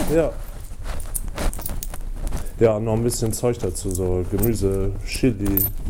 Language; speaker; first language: German; native; German